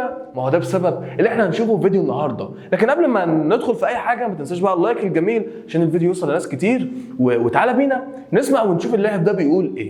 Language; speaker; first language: Arabic; native; Arabic